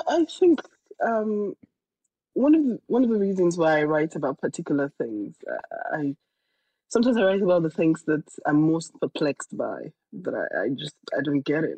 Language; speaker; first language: English; non-native, local second language; Yoruba